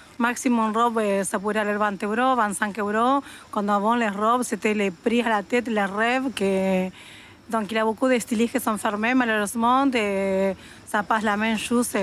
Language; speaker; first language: French; non-native, fluent; Spanish